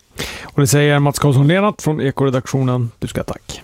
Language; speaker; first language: Swedish; native; Swedish